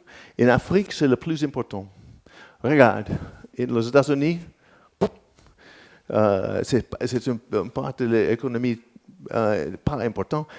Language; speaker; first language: French; non-native, learner; English